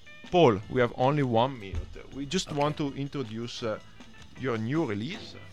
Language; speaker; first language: English; non-native, fluent; Italian